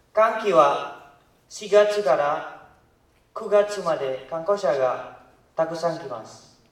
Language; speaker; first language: Japanese; non-native, learner; Indonesian